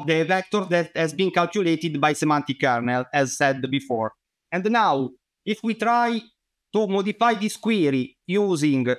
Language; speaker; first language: English; non-native, fluent; Italian